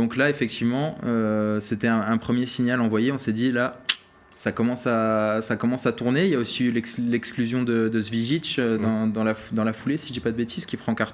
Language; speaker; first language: French; native; French